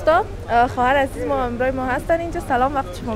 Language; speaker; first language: Persian; native; Persian